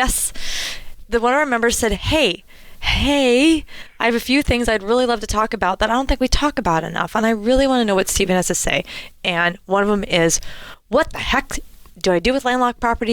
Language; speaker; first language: English; native; English